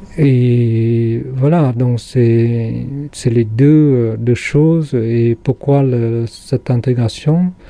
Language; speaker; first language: French; non-native, fluent; Khmer